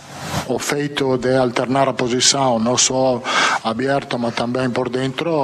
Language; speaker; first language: Portuguese; non-native, fluent; Italian